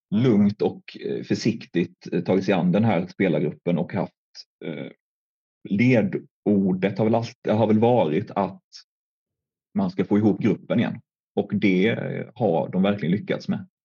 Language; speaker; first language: Swedish; native; Swedish